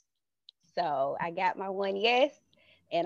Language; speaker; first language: English; native; English